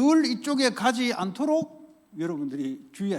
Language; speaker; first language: Korean; native; Korean